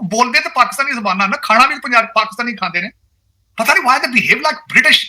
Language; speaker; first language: Urdu; non-native, local second language; Punjabi